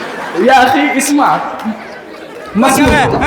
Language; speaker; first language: Arabic; non-native, learner; Urdu